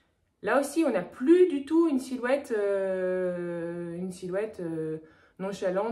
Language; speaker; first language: French; native; French